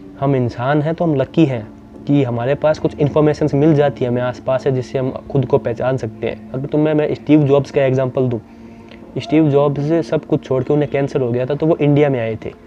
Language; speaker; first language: Hindi; native; Hindi